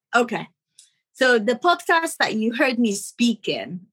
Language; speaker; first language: English; non-native, fluent; Arabic